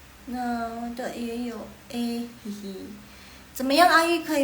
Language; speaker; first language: Chinese; non-native, fluent; Indonesian